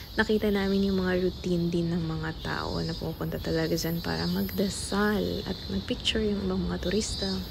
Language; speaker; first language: Filipino; non-native, local second language; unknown